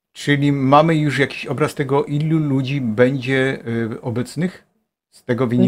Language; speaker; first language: Polish; native; Polish